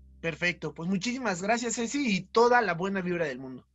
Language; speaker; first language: Spanish; native; Spanish